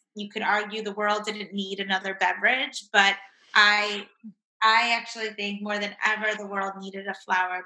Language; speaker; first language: English; native; English